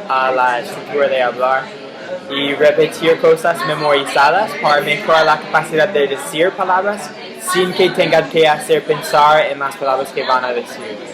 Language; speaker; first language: Spanish; non-native, fluent; English